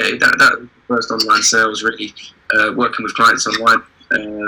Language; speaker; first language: English; native; English